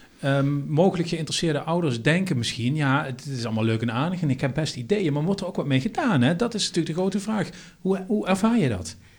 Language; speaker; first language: Dutch; native; Dutch